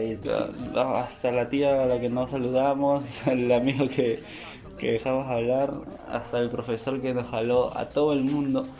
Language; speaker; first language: Spanish; native; Spanish